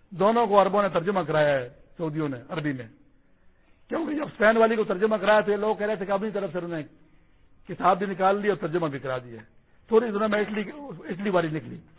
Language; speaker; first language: Urdu; non-native, local second language; Pashto